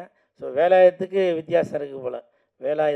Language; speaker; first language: Tamil; native; Tamil